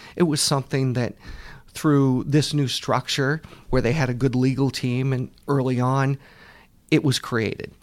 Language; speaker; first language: English; native; English